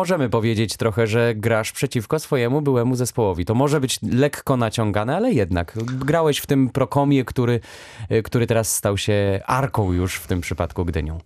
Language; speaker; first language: Polish; native; Polish